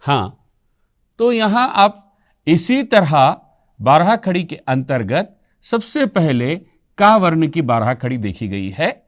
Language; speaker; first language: Hindi; non-native, local second language; Telugu